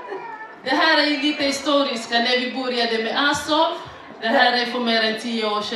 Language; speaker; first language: Swedish; non-native, fluent; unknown